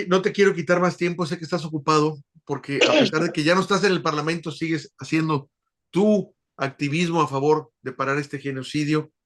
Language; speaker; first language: Spanish; native; Spanish